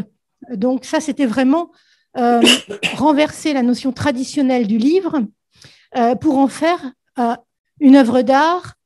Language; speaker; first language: French; native; French